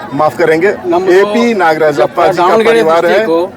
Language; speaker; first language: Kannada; non-native, learner; Hindi